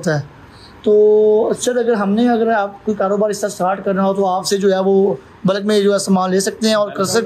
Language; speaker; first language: Hindi; non-native, local second language; Punjabi